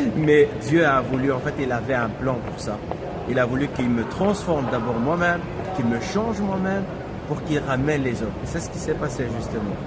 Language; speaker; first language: French; non-native, local second language; Kabyle